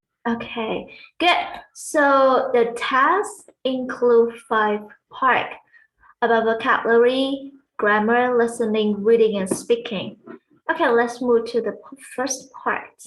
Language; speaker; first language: English; non-native, fluent; Vietnamese